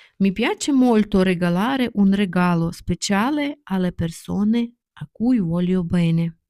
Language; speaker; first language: Italian; non-native, fluent; Ukrainian